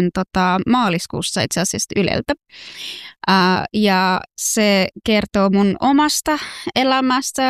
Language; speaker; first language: Finnish; non-native, fluent; Persian